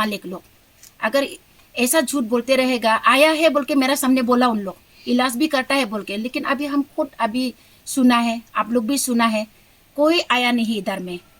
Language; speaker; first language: Hindi; non-native, local second language; Garo